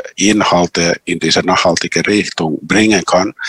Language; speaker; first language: German; non-native, fluent; Finnish